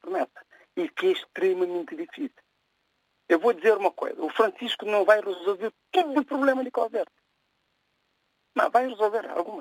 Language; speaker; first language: Portuguese; non-native, local second language; Kabuverdianu